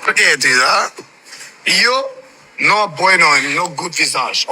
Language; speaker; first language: Italian; non-native, learner; Albanian